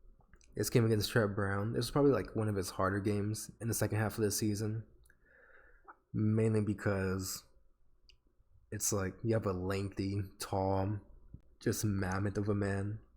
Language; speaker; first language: English; native; English